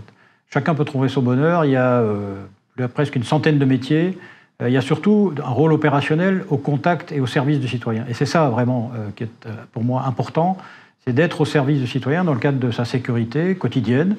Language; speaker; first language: French; native; French